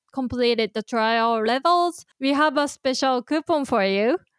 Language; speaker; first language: English; non-native, fluent; Japanese